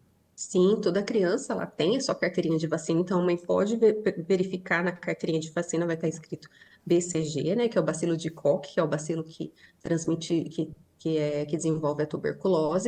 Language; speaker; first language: Portuguese; native; Portuguese